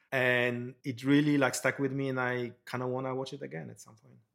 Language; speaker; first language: English; non-native, fluent; Polish